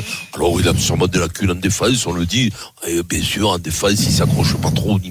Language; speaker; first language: French; native; French